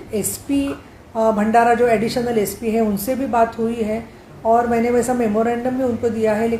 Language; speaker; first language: Hindi; non-native, local second language; Marathi